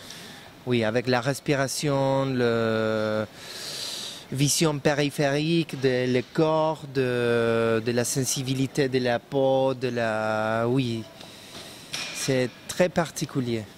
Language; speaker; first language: French; non-native, learner; Spanish